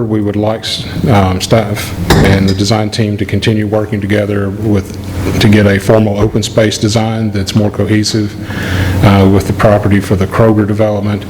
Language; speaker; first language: English; native; English